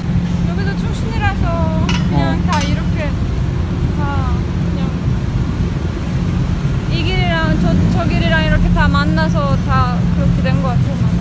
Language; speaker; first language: Korean; non-native, fluent; Romanian